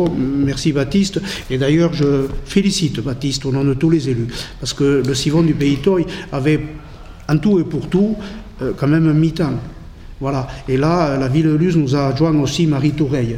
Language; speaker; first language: French; native; French